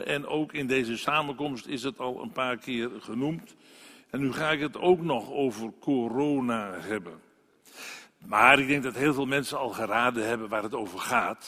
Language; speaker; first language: Dutch; native; Dutch